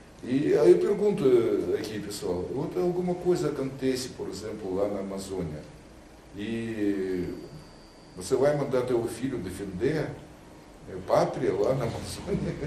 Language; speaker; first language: Portuguese; non-native, learner; Russian